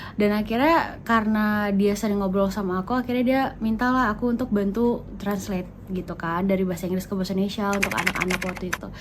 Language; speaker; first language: Indonesian; native; Indonesian